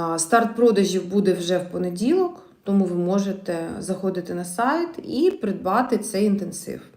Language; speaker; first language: Ukrainian; non-native, local second language; Russian